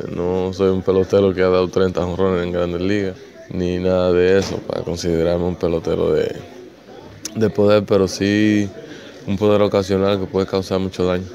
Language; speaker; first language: Spanish; native; Spanish